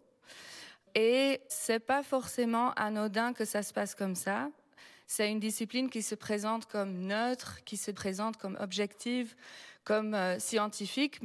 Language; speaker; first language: French; non-native, fluent; Dutch